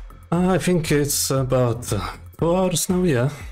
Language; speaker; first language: English; non-native, learner; Russian